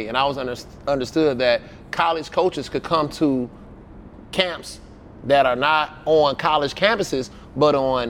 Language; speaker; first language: English; native; English